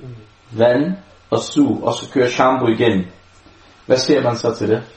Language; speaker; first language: Danish; non-native, local second language; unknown